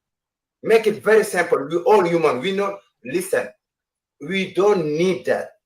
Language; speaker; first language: English; non-native, learner; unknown